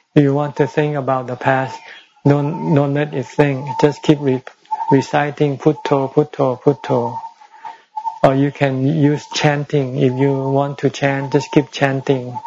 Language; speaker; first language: English; non-native, fluent; Thai